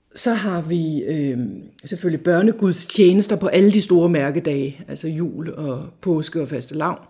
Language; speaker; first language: Danish; native; Danish